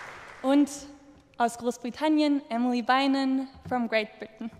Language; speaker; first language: German; native; German